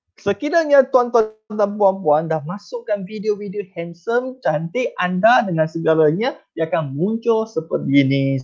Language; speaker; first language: Malay; non-native, local second language; Chinese